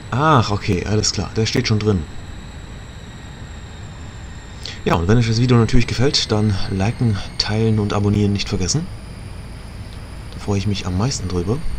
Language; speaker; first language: German; native; German